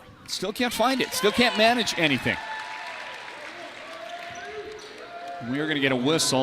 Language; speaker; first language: English; native; English